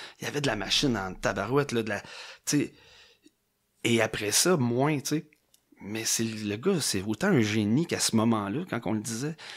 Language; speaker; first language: French; native; French